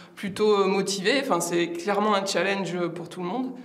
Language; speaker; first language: French; native; French